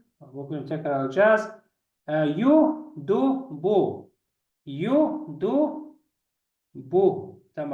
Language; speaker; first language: Turkish; non-native, learner; Chechen